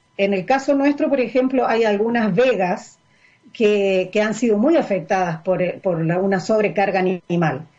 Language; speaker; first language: Spanish; native; Spanish